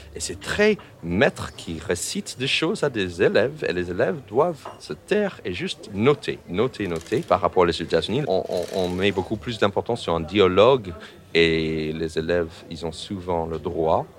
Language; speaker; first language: French; non-native, fluent; English